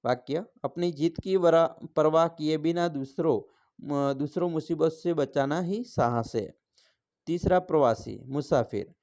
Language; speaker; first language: Hindi; non-native, local second language; Gujarati